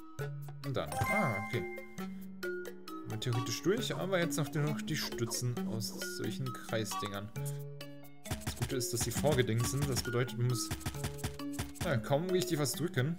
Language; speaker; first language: German; native; German